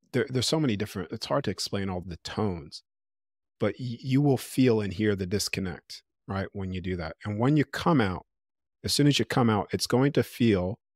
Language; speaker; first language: English; native; English